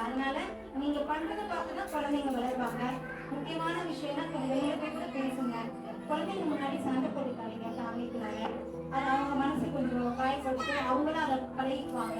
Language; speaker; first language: Tamil; native; Tamil